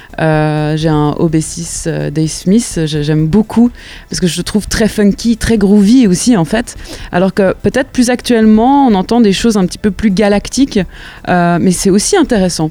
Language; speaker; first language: French; native; French